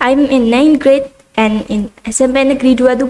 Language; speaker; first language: English; non-native, learner; Indonesian